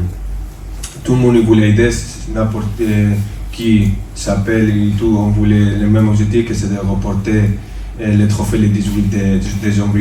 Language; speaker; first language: French; non-native, fluent; Spanish